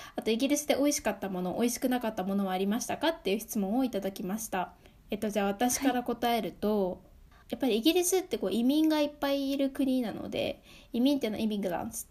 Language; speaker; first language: Japanese; native; Japanese